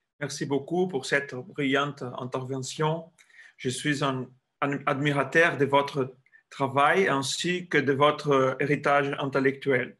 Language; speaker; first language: French; non-native, fluent; Portuguese